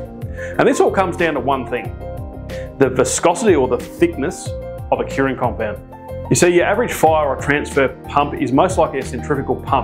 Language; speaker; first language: English; native; English